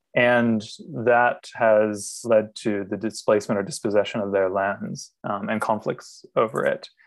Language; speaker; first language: English; native; English